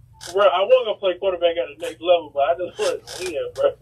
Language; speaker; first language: English; native; English